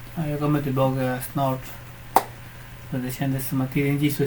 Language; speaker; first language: Swedish; non-native, fluent; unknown